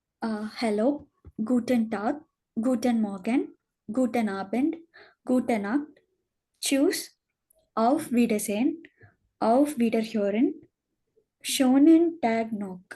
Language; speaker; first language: German; non-native, learner; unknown